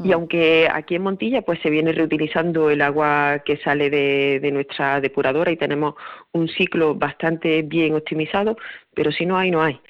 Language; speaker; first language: Spanish; native; Spanish